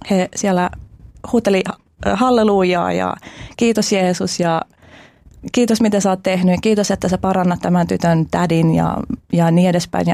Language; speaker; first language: Finnish; early bilingual, other home language; Albanian